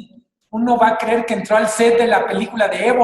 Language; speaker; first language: Spanish; native; Spanish